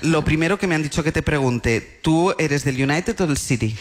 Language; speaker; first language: Spanish; native; Spanish